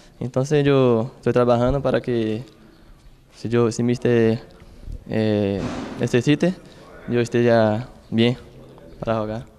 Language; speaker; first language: Spanish; non-native, learner; Portuguese